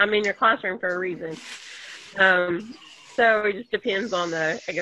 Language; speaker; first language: English; native; English